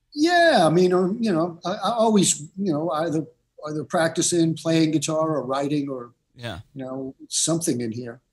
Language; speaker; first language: English; native; English